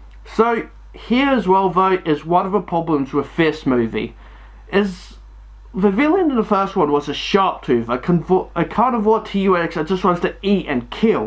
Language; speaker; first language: English; native; English